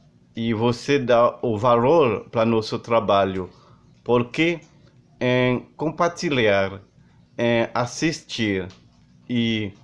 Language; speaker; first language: Portuguese; non-native, learner; Haitian Creole